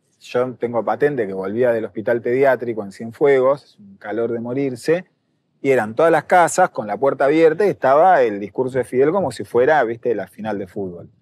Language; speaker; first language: Spanish; native; Spanish